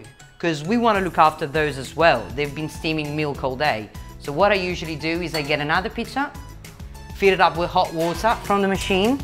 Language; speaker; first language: English; non-native, fluent; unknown